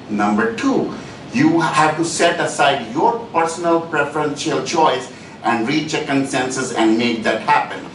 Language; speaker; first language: English; non-native, local second language; Hindi